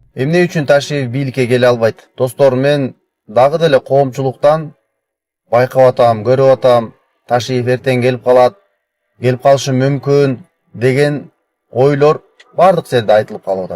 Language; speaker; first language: Kyrgyz; native; Kyrgyz